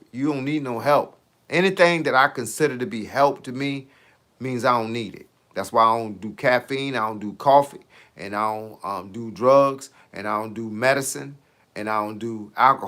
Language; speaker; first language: English; native; English